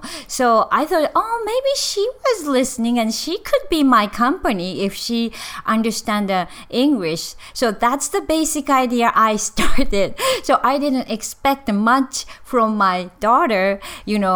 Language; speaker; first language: English; non-native, learner; Japanese